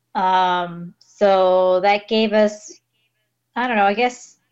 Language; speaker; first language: English; native; English